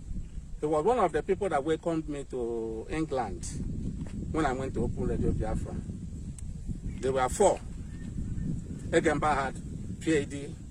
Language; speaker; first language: English; non-native, local second language; Igbo